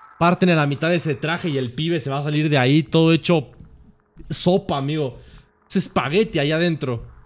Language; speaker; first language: Spanish; native; Spanish